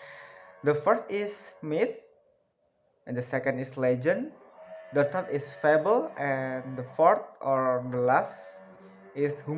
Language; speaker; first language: English; non-native, learner; Indonesian